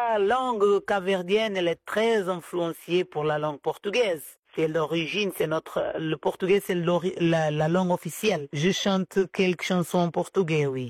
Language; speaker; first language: French; non-native, fluent; Portuguese